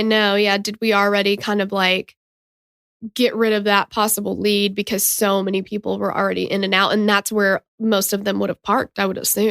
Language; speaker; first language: English; native; English